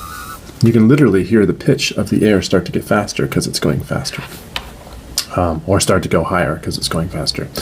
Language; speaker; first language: English; native; English